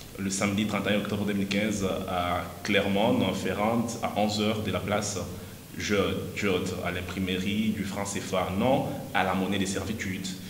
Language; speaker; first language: French; non-native, local second language; Lingala